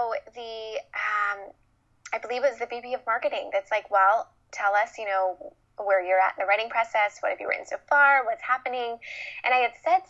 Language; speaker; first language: English; native; English